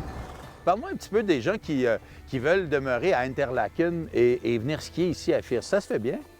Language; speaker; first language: French; native; French